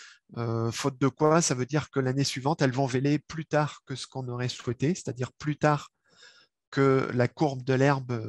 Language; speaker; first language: French; native; French